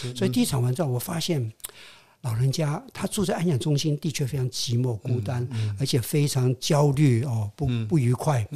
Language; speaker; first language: Chinese; non-native, local second language; Min Nan Chinese